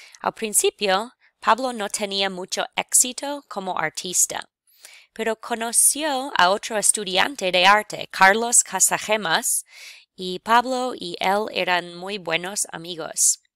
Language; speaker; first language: Spanish; non-native, fluent; English